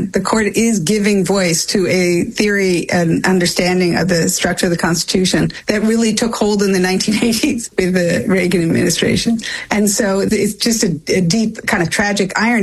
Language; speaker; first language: English; native; English